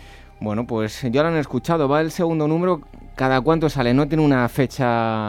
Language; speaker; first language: Spanish; native; Spanish